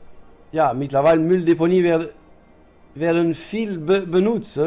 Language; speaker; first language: German; non-native, learner; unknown